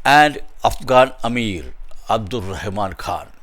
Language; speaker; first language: English; non-native, local second language; Malayalam